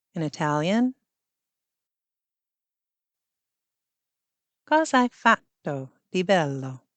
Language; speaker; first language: Italian; non-native, fluent; English